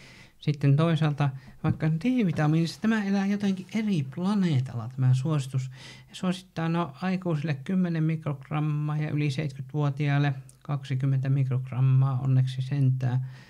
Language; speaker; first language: Finnish; native; Finnish